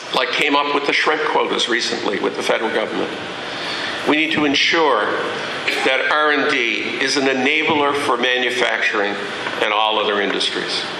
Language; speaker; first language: English; native; English